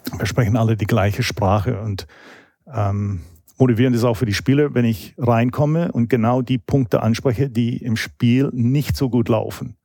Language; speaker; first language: German; non-native, fluent; English